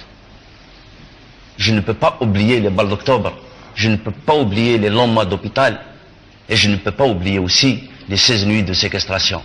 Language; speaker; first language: French; non-native, local second language; Kabyle